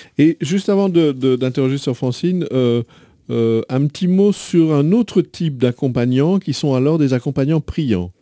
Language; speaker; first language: French; native; French